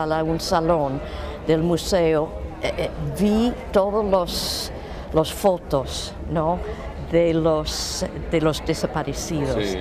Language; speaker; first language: Spanish; non-native, fluent; English